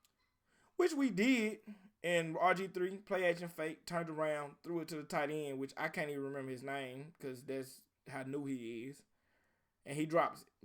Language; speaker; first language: English; native; English